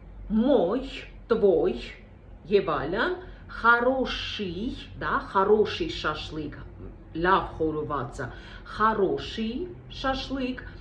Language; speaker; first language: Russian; non-native, fluent; Armenian